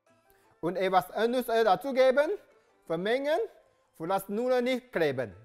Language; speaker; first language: German; non-native, learner; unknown